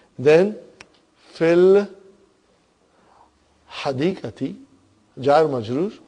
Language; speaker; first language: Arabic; non-native, fluent; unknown